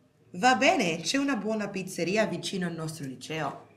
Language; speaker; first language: Italian; non-native, learner; English